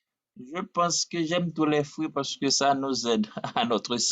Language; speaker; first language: French; non-native, learner; Haitian Creole